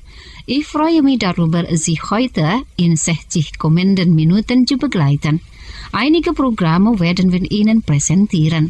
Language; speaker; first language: German; non-native, fluent; Indonesian